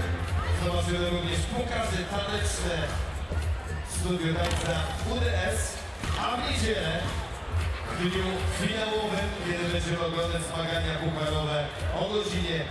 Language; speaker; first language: Polish; native; Polish